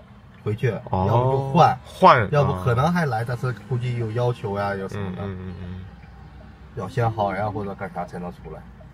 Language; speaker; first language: Chinese; native; Chinese